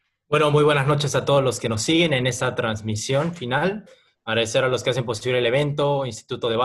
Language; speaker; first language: Spanish; native; Spanish